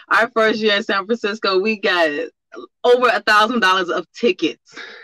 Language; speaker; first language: English; native; English